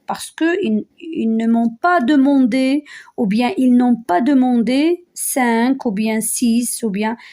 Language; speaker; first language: French; non-native, local second language; Arabic